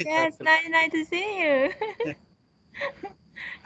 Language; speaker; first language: English; non-native, fluent; Khmer